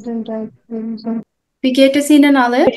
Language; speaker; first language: German; non-native, fluent; Bangla